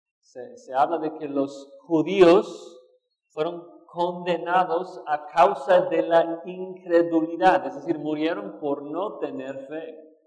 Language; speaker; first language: Spanish; non-native, fluent; English